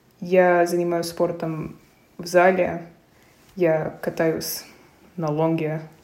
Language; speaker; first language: Russian; non-native, fluent; English